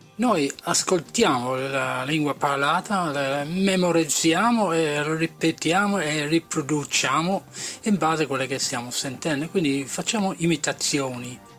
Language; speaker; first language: Italian; non-native, fluent; English